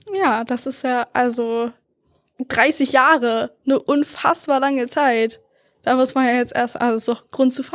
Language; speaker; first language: German; native; German